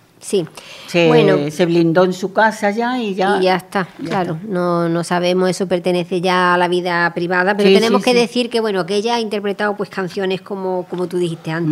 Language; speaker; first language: Spanish; native; Spanish